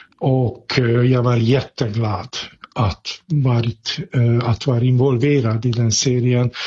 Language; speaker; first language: Swedish; non-native, fluent; Hungarian